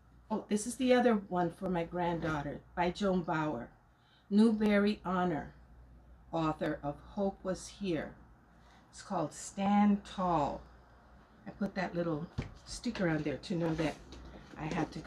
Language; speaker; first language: English; non-native, local second language; Spanish